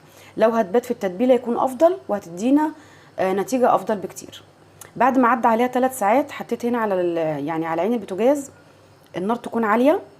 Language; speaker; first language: Arabic; native; Arabic